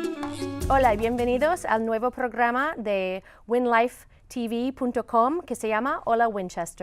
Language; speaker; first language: Spanish; non-native, fluent; English